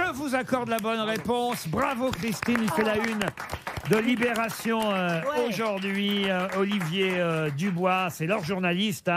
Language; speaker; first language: French; native; French